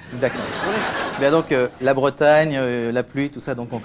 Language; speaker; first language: French; native; French